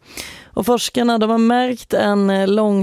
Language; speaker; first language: Swedish; native; Swedish